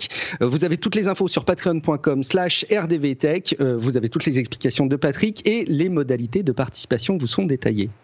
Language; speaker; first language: French; native; French